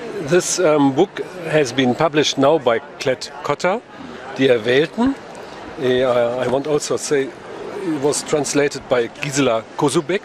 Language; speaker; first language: English; non-native, fluent; German